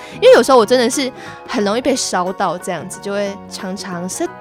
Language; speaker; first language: Chinese; non-native, local second language; Hakka Chinese